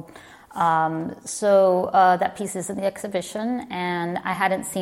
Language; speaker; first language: English; native; English